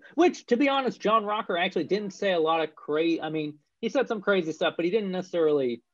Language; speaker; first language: English; native; English